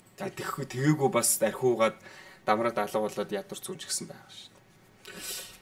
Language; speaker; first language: Mongolian; native; Mongolian